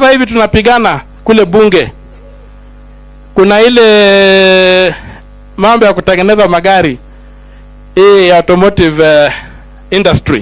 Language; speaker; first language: Swahili; non-native, local second language; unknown